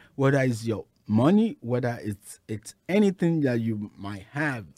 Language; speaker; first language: English; non-native, local second language; Yoruba